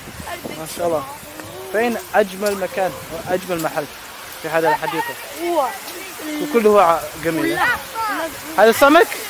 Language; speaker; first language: Arabic; non-native, learner; English